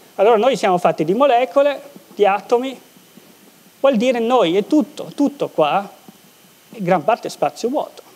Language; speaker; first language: Italian; non-native, local second language; German